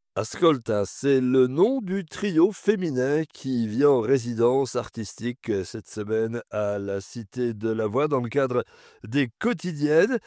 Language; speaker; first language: French; native; French